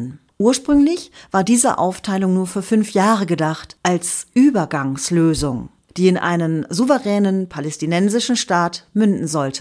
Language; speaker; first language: German; native; German